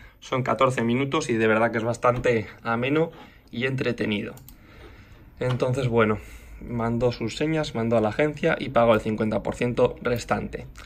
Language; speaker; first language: Spanish; native; Spanish